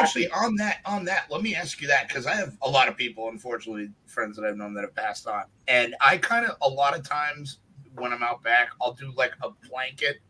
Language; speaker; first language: English; native; English